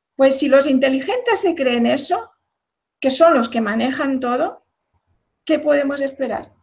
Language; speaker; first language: Spanish; native; Spanish